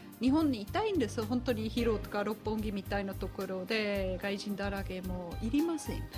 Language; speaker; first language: Japanese; non-native, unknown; German